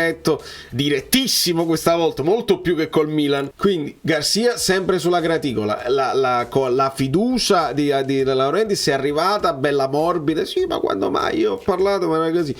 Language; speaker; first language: Italian; native; Italian